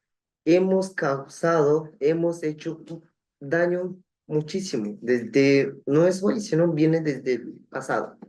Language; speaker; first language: Spanish; non-native, local second language; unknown